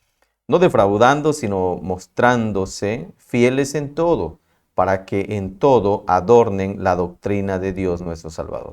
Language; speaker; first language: Spanish; native; Spanish